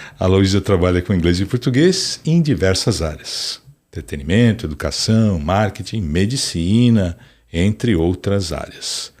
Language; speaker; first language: Portuguese; native; Portuguese